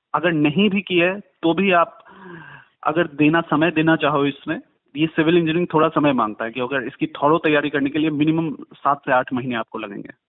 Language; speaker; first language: Hindi; native; Hindi